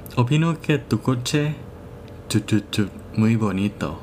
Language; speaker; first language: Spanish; non-native, fluent; Thai